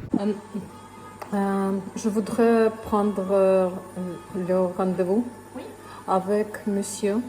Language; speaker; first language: French; non-native, learner; Ukrainian